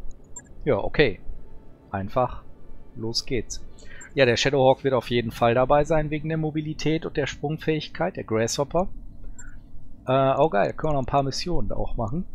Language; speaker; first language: German; native; German